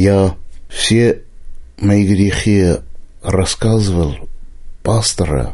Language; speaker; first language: Russian; non-native, local second language; Armenian